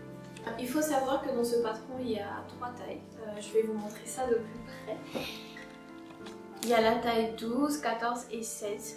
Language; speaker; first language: French; native; French